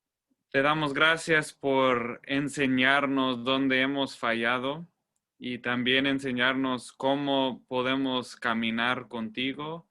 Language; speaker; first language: Spanish; non-native, fluent; English